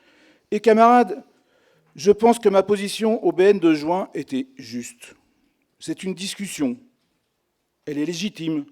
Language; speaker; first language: French; native; French